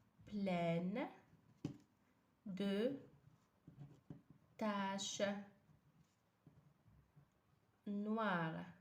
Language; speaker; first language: French; non-native, fluent; Arabic